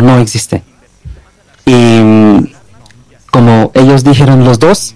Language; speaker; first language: Spanish; non-native, learner; Bangla